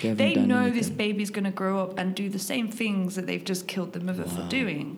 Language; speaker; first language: English; native; English